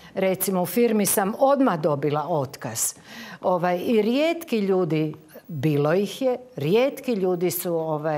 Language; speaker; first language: Croatian; native; Croatian